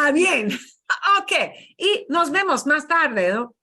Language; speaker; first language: Spanish; non-native, fluent; English